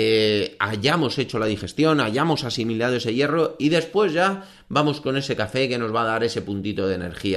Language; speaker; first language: Spanish; native; Spanish